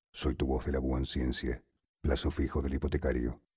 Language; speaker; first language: Spanish; non-native, fluent; Korean